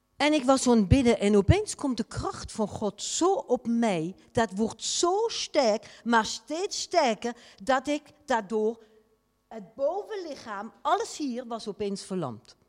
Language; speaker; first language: Dutch; non-native, fluent; French